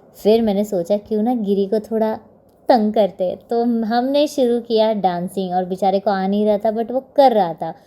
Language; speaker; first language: Hindi; non-native, local second language; Marathi